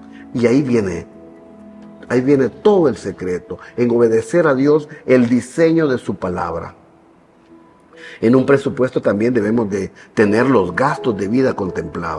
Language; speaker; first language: Spanish; native; Spanish